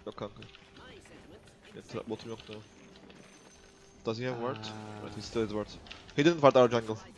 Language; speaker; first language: English; non-native, fluent; Turkish